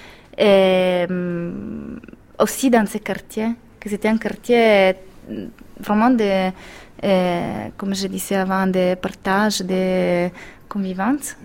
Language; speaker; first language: French; non-native, fluent; Italian